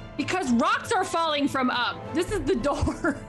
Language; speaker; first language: English; native; English